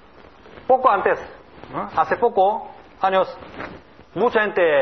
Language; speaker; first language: Spanish; non-native, learner; Korean